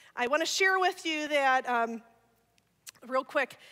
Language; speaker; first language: English; native; English